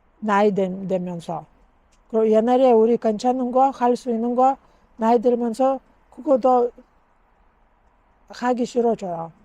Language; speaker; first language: Korean; non-native, learner; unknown